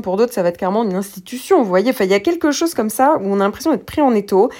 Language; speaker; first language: French; native; French